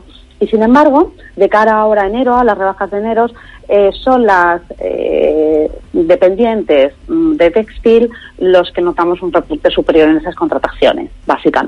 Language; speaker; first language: Spanish; native; Spanish